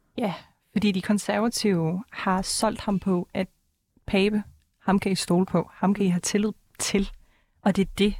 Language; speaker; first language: Danish; early bilingual, other home language; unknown